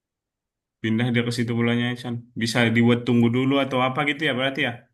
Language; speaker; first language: Indonesian; native; Indonesian